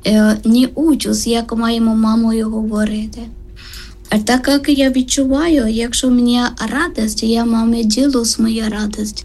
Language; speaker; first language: Ukrainian; non-native, learner; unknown